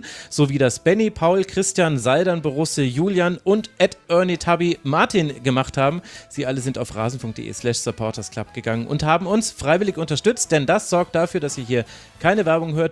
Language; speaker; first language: German; native; German